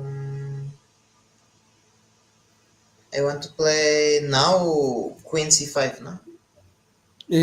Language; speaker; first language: English; non-native, learner; Spanish